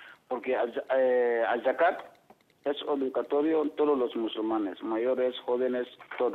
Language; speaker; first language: Spanish; non-native, learner; Arabic